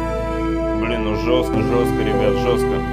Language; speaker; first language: Russian; native; Russian